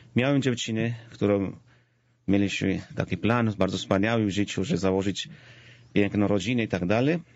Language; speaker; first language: Polish; non-native, fluent; Georgian